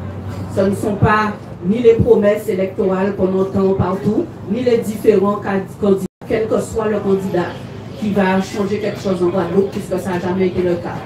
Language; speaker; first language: French; native; French